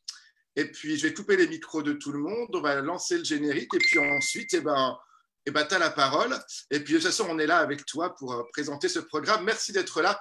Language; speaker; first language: French; native; French